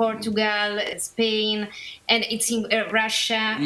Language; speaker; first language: English; non-native, learner; Italian